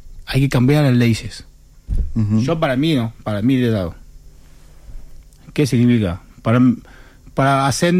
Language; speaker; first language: Spanish; non-native, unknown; Chinese